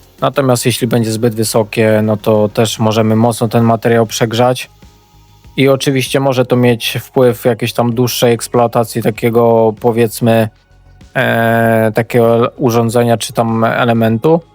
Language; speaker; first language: Polish; native; Polish